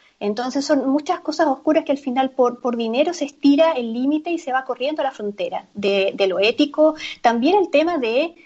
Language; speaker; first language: Spanish; native; Spanish